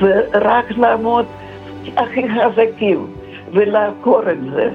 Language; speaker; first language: Hebrew; non-native, fluent; Russian